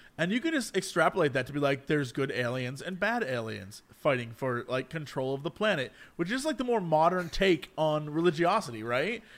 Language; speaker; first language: English; native; English